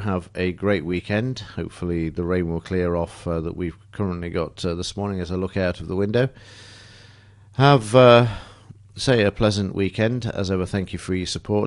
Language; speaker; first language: English; native; English